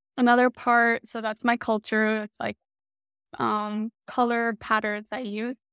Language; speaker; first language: English; early bilingual, other home language; Hindi